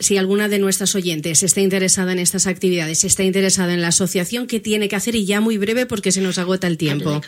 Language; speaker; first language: Spanish; native; Spanish